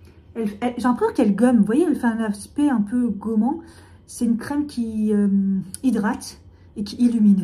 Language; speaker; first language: French; native; French